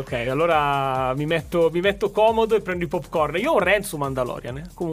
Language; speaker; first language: Italian; native; Italian